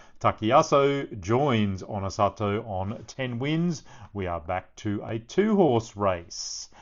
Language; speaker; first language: English; native; English